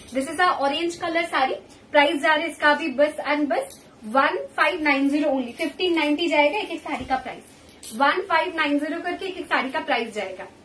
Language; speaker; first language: Hindi; non-native, local second language; Bangla